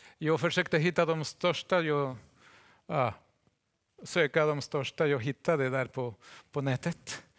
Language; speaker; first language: Swedish; non-native, fluent; Spanish